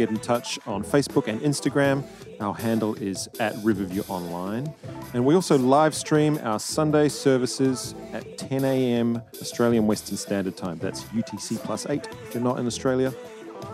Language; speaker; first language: English; native; English